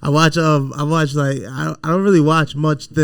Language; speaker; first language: English; native; English